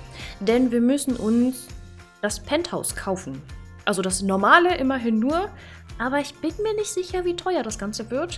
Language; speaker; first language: German; native; German